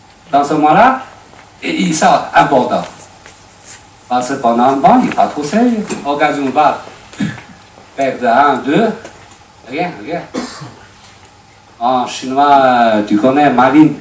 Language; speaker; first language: French; non-native, learner; Chinese